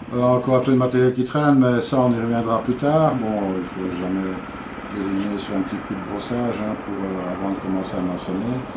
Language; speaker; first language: French; native; French